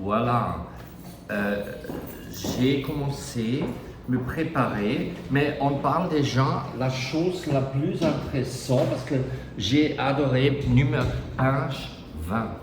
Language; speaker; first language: French; non-native, learner; German